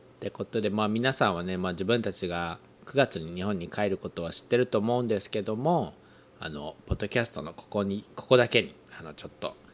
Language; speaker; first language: Japanese; native; Japanese